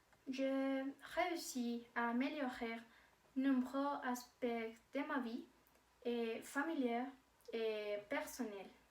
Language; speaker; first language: French; non-native, learner; Spanish